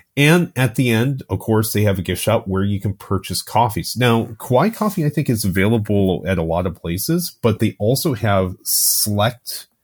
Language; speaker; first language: English; native; English